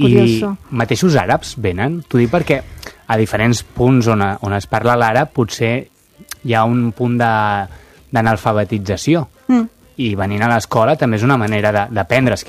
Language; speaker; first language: Catalan; native; Catalan